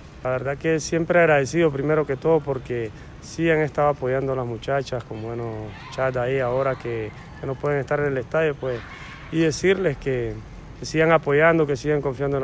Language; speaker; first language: Spanish; native; Spanish